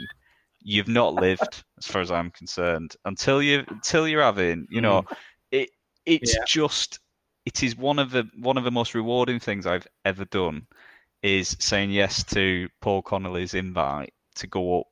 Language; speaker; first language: English; native; English